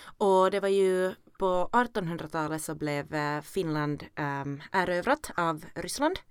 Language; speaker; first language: Swedish; native; Swedish